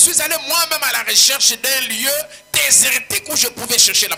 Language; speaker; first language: French; non-native, local second language; Swahili